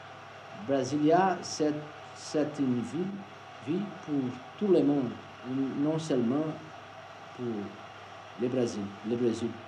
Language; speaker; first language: French; non-native, fluent; Portuguese